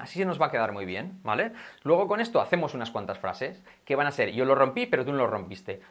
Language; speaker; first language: Spanish; native; Spanish